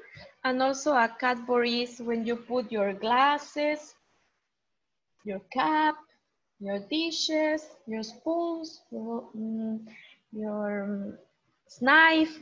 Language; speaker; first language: English; non-native, fluent; Spanish